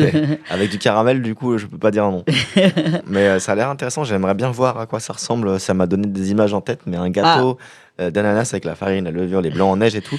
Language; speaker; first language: French; native; French